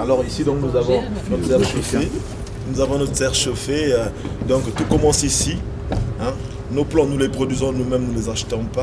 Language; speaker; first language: French; native; French